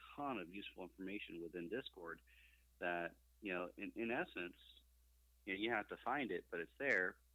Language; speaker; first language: English; native; English